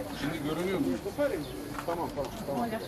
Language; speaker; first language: Turkish; early bilingual, heritage; Turkish